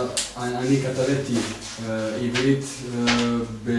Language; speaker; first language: Hebrew; non-native, learner; Serbian